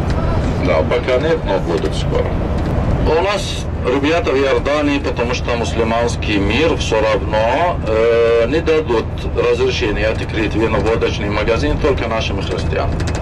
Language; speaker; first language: Russian; non-native, fluent; Arabic